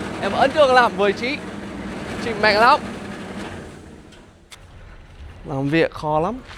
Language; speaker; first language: Vietnamese; non-native, learner; English